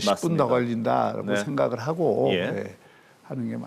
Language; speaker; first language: Korean; native; Korean